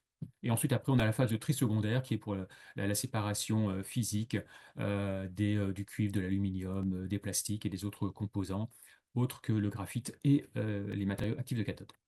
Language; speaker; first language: French; native; French